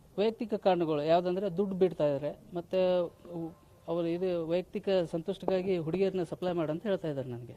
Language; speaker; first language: Kannada; non-native, local second language; Lambadi